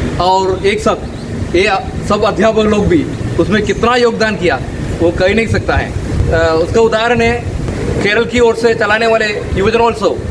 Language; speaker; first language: Hindi; non-native, local second language; Malayalam